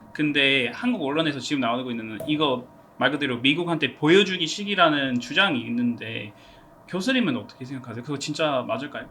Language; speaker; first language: Korean; non-native, fluent; English